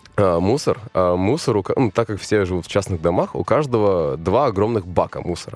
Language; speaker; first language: Russian; native; Russian